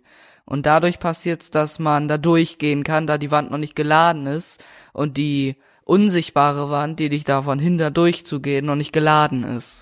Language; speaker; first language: German; native; German